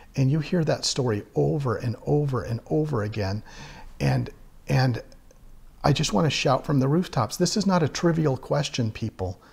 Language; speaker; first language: English; native; English